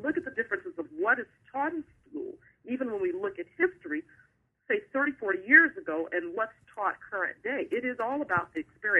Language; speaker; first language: English; native; English